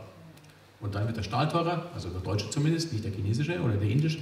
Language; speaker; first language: German; native; German